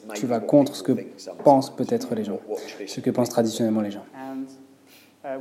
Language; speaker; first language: French; non-native, fluent; English